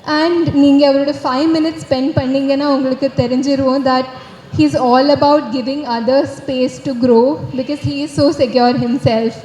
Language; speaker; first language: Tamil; non-native, learner; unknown